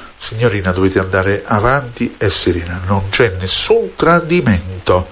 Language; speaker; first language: Italian; native; Italian